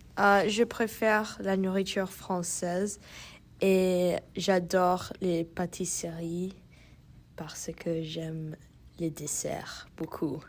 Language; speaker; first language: French; early bilingual, heritage; French